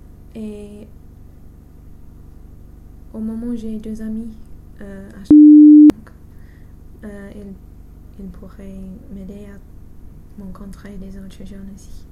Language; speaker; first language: French; non-native, fluent; English